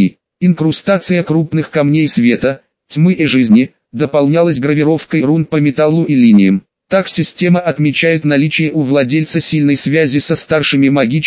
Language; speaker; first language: Russian; native; Russian